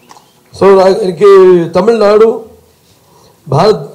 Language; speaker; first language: Tamil; non-native, local second language; Telugu